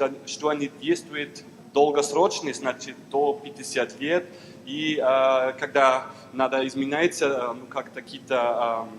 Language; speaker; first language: Russian; non-native, learner; German